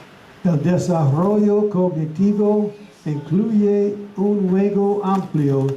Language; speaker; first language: Spanish; non-native, fluent; English